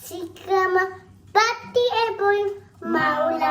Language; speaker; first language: Italian; early bilingual, other home language; Filipino